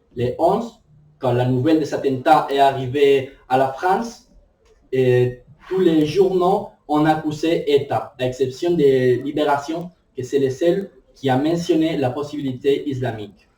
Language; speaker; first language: French; non-native, learner; Spanish